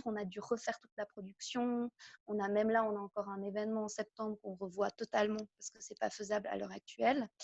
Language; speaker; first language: French; native; French